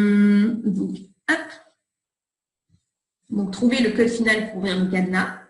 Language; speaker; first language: French; native; French